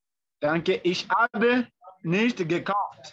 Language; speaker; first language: German; non-native, learner; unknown